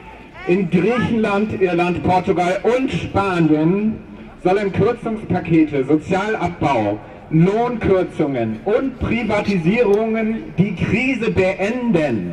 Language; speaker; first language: German; native; German